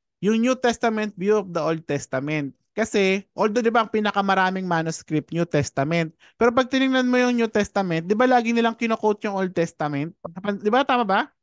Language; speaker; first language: Filipino; native; Filipino